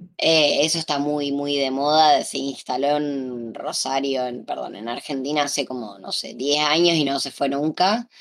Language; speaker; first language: Spanish; native; Spanish